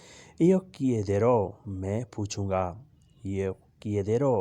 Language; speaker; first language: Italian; non-native, learner; Urdu